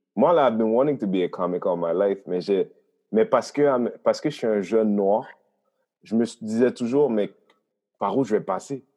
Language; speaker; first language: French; early bilingual, other home language; Haitian Creole